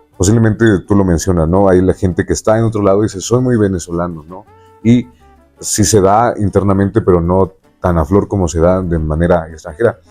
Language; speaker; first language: Spanish; native; Spanish